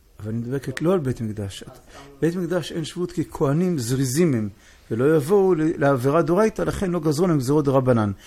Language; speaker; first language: Hebrew; native; Hebrew